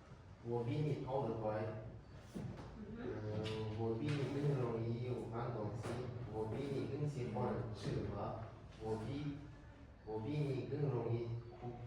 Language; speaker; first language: Chinese; non-native, learner; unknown